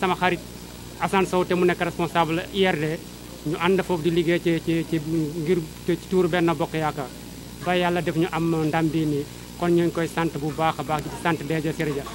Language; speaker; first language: Wolof; non-native, local second language; Fula